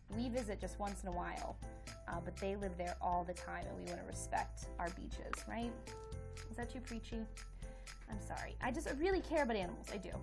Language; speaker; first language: English; native; English